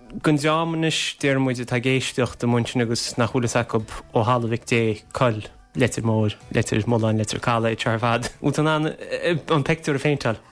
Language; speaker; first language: Irish; native; Irish